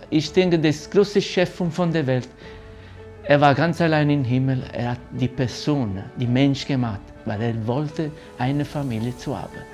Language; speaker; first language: German; non-native, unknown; Italian